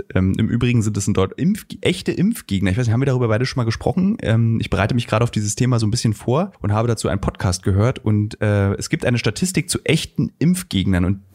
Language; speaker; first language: German; native; German